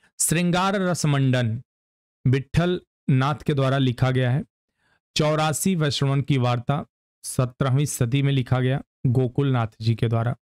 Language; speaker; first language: Hindi; native; Hindi